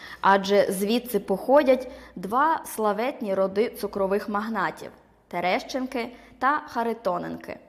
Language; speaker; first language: Ukrainian; native; Ukrainian